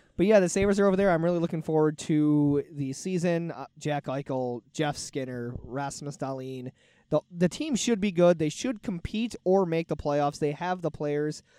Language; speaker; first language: English; native; English